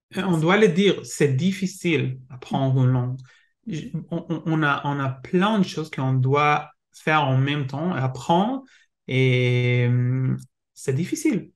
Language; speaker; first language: French; non-native, learner; Hebrew